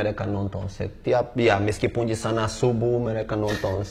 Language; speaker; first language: Indonesian; non-native, fluent; Portuguese